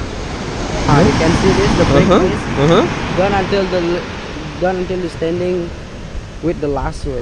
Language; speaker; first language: English; non-native, learner; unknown